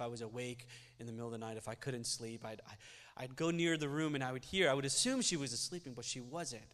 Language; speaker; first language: English; native; English